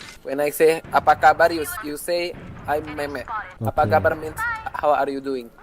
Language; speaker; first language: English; non-native, learner; Indonesian